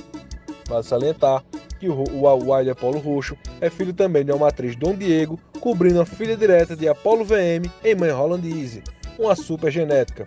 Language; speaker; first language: Portuguese; native; Portuguese